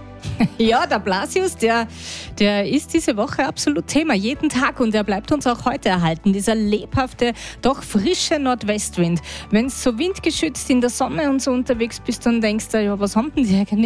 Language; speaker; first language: German; native; German